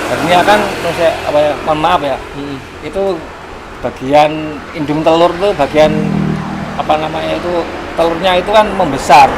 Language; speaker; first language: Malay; non-native, local second language; Javanese